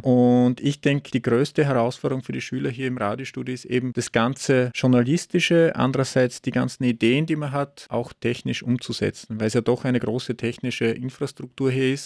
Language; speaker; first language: German; native; German